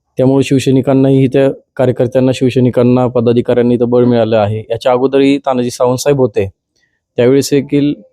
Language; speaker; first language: Marathi; native; Marathi